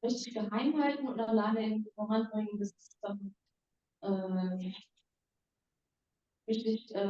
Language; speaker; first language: German; non-native, fluent; Korean